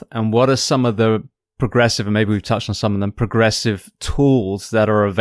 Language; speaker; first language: English; native; English